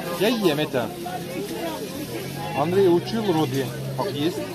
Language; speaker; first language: Russian; non-native, learner; Turkish